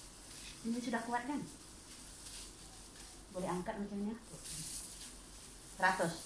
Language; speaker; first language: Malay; non-native, learner; Indonesian